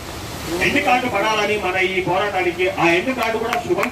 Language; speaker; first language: Telugu; native; Telugu